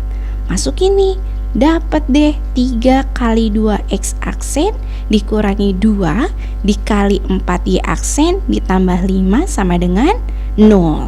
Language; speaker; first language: Indonesian; native; Indonesian